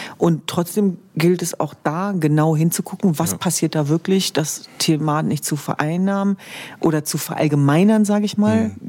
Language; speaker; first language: German; early bilingual, other home language; Kurdish